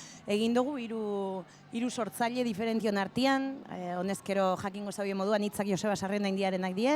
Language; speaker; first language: Basque; native; Basque